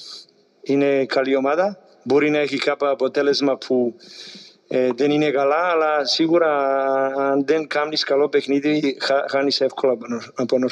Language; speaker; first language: Greek; non-native, learner; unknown